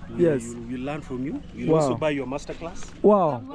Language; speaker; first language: English; non-native, local second language; Luo (Kenya and Tanzania)